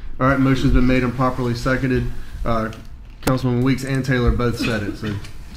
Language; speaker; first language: English; native; English